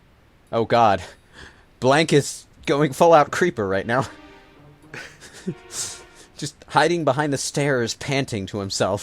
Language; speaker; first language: English; native; English